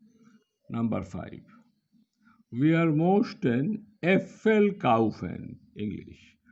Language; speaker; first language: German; non-native, fluent; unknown